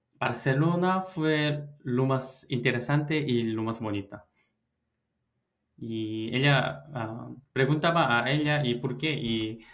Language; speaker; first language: Spanish; non-native, learner; Korean